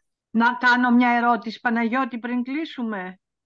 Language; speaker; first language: Greek; native; Greek